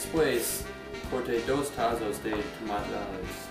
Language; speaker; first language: Spanish; non-native, learner; English